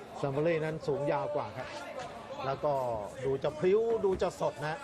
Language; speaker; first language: Thai; native; Thai